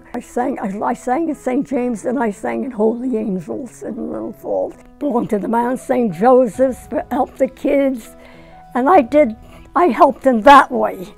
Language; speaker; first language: English; native; English